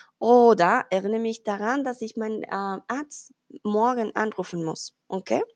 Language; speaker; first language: German; non-native, fluent; Spanish